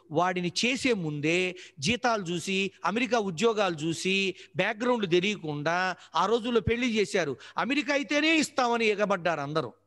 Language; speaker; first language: Telugu; native; Telugu